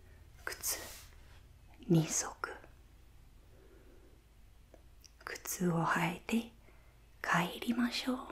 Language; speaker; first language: Japanese; non-native, fluent; English